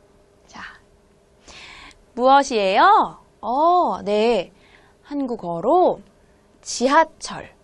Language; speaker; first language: Korean; non-native, fluent; Hmong